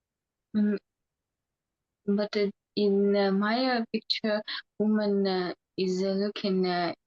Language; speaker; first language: English; non-native, learner; Russian